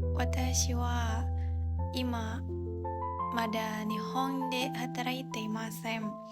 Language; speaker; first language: Japanese; non-native, learner; Indonesian